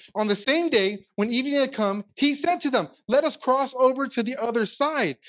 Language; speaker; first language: English; native; English